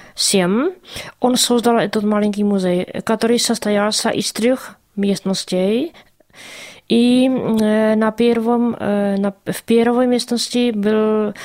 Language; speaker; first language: Russian; non-native, learner; Czech